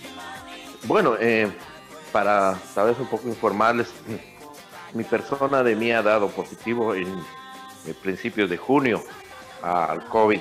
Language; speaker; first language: Spanish; native; Spanish